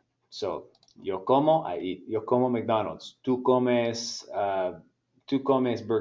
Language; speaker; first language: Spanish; non-native, fluent; English